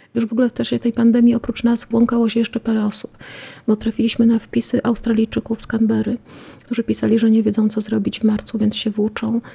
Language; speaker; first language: Polish; native; Polish